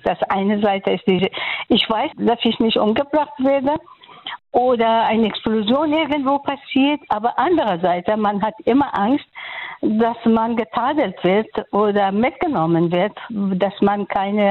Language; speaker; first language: German; non-native, fluent; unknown